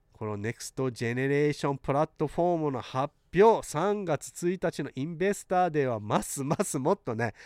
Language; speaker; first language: Japanese; early bilingual, heritage; Japanese